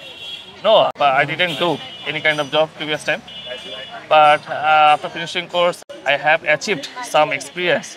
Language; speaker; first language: English; non-native, learner; Bangla